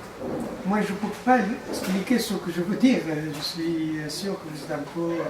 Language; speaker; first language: French; non-native, fluent; Persian